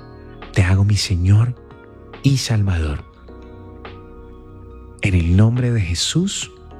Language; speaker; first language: Spanish; native; Spanish